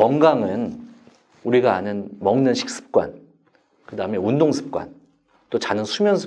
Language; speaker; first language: Korean; native; Korean